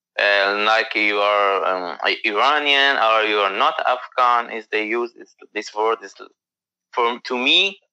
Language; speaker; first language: English; non-native, learner; Persian